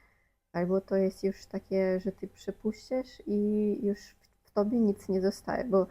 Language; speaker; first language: Polish; non-native, fluent; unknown